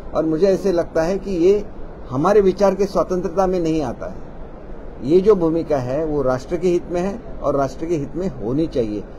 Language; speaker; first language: Hindi; non-native, local second language; Marathi